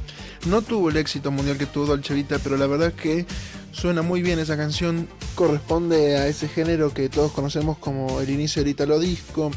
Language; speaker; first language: Spanish; native; Spanish